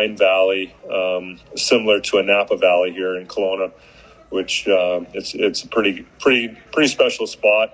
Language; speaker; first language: English; native; English